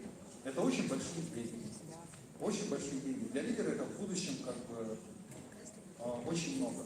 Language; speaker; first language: Russian; native; Russian